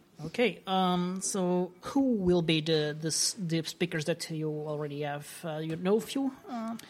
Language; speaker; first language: English; non-native, fluent; Portuguese